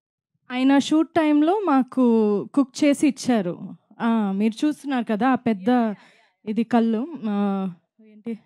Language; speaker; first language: Telugu; non-native, fluent; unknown